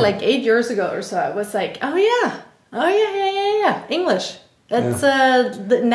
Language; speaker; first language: English; non-native, fluent; German